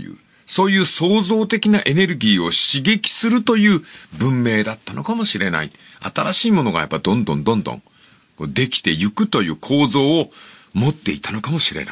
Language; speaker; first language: Japanese; native; Japanese